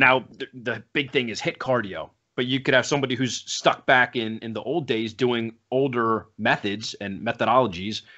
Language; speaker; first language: English; native; English